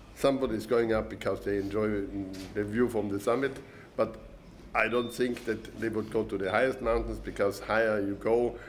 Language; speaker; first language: English; non-native, fluent; German